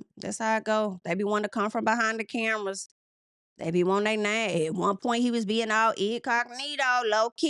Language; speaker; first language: English; native; English